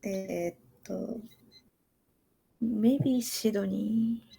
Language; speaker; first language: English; non-native, learner; Japanese